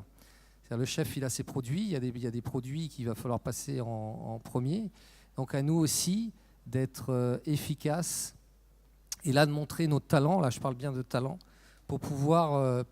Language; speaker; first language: French; native; French